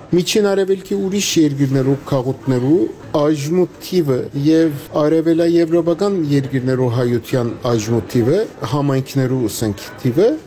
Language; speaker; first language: Armenian; native; Armenian